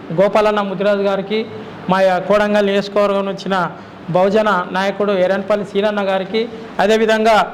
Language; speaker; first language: Telugu; native; Telugu